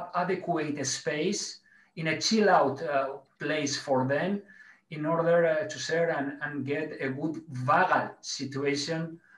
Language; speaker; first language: English; non-native, learner; Spanish